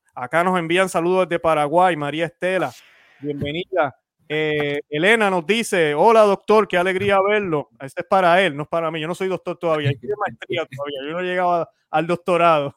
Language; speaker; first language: Spanish; native; Spanish